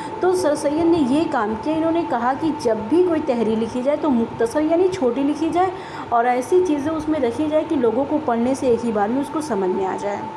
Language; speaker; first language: Urdu; native; Urdu